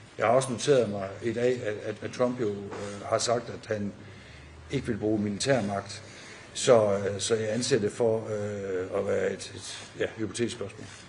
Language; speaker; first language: Danish; native; Danish